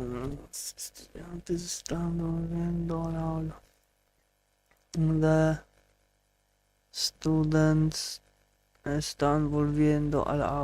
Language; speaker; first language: Spanish; non-native, learner; English